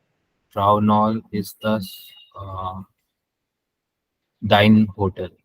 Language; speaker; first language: German; non-native, learner; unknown